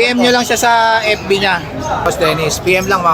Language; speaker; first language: Filipino; native; Filipino